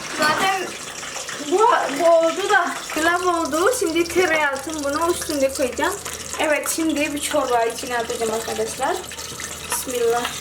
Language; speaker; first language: Turkish; non-native, learner; Indonesian